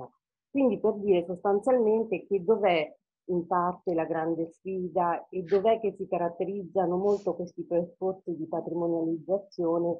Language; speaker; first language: Italian; native; Italian